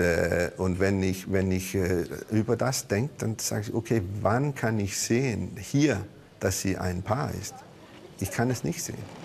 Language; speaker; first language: German; non-native, learner; Danish